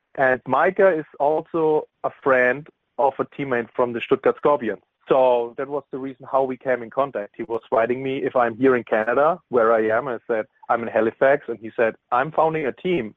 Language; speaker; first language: English; non-native, fluent; German